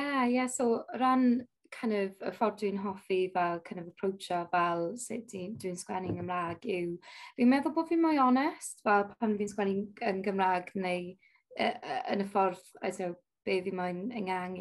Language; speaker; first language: Welsh; non-native, local second language; English